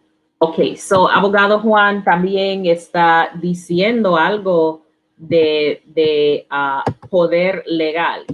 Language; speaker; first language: Spanish; non-native, learner; English